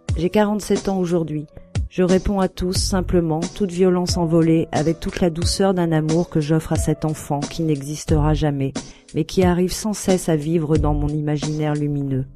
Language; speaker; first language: French; native; French